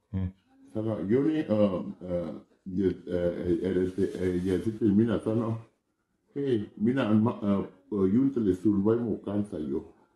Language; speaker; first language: Finnish; non-native, learner; Thai